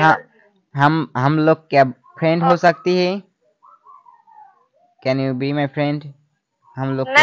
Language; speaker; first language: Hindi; non-native, learner; Bangla